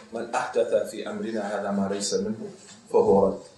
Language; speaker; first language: Arabic; non-native, fluent; English